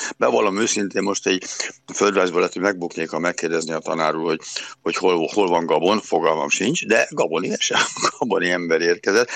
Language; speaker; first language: Hungarian; native; Hungarian